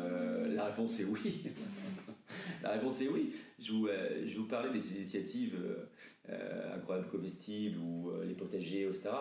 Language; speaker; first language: French; native; French